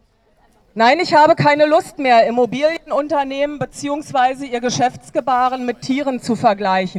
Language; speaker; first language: German; native; German